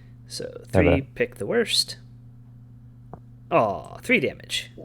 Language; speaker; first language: English; native; English